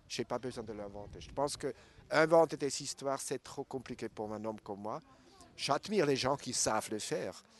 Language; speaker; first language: French; non-native, local second language; German